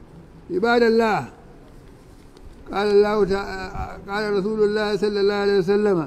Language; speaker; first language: Arabic; non-native, fluent; Hausa